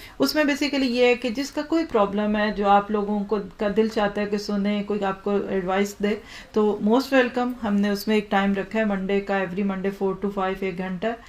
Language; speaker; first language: Urdu; native; Urdu